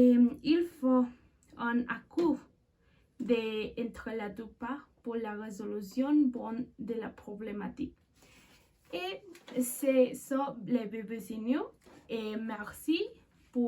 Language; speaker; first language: French; non-native, learner; Spanish